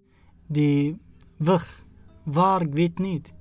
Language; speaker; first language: Dutch; non-native, learner; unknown